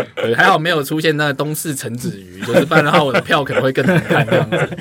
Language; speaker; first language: Chinese; native; Chinese